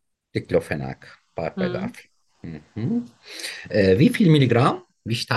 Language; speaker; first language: German; non-native, learner; Turkish